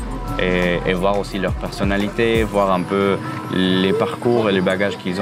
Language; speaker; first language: French; non-native, fluent; Spanish